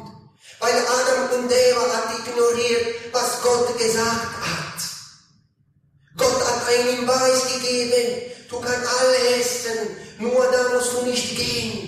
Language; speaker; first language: German; non-native, learner; Italian